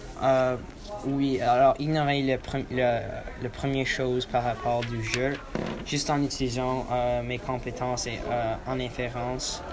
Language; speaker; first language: French; non-native, learner; English